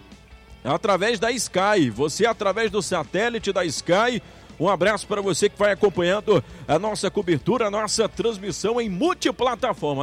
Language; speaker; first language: Portuguese; native; Portuguese